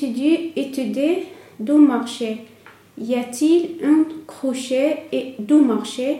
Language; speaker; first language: French; non-native, learner; Arabic